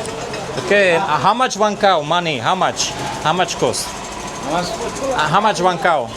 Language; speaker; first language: English; non-native, learner; Slovak